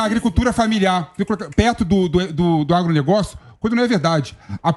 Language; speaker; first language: Portuguese; native; Portuguese